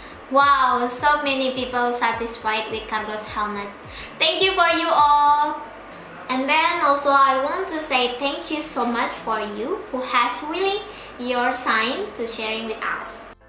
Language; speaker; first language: English; non-native, learner; Indonesian